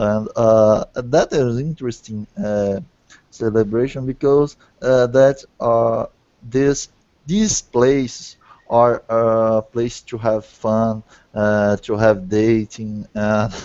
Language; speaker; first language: English; non-native, learner; Portuguese